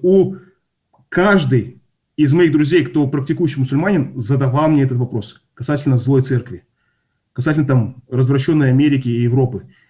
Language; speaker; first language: Russian; non-native, local second language; Kazakh